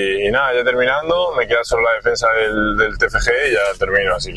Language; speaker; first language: Spanish; native; Spanish